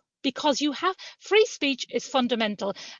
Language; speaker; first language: English; native; English